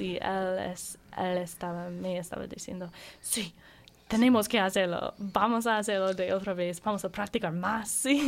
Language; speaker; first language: Spanish; non-native, learner; English